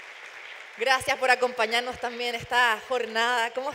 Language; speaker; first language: Spanish; native; Spanish